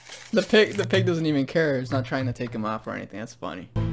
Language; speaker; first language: English; native; English